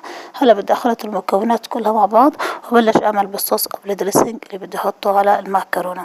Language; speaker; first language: Arabic; native; Arabic